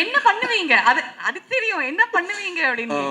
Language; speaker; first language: Tamil; native; Tamil